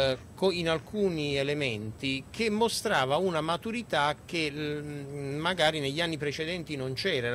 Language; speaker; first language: Italian; native; Italian